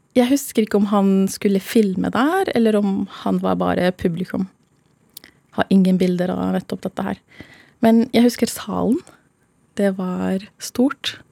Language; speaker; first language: Norwegian; non-native, fluent; Arabic